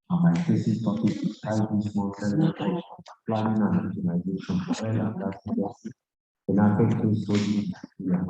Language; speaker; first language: English; non-native, fluent; Portuguese